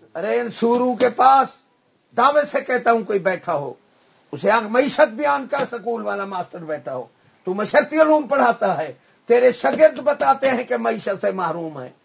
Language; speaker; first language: Urdu; non-native, local second language; Punjabi